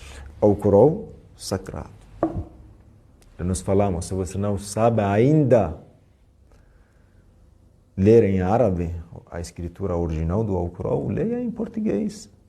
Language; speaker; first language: Portuguese; non-native, fluent; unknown